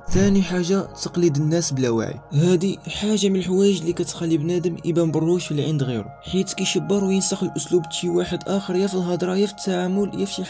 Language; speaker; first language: Arabic; native; Arabic